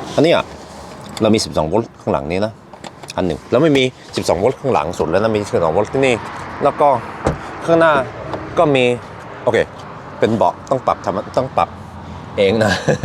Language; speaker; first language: Thai; early bilingual, heritage; Thai